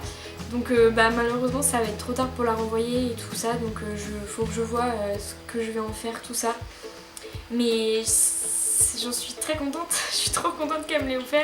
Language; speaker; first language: French; native; French